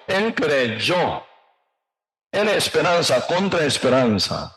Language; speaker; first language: Spanish; non-native, learner; Korean